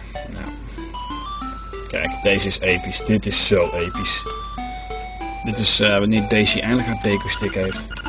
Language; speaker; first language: Dutch; native; Dutch